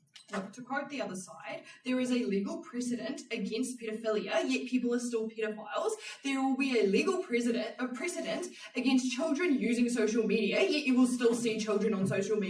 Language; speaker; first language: English; native; English